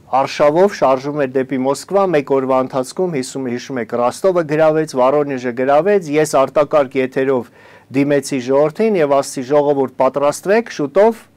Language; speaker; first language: Armenian; native; Armenian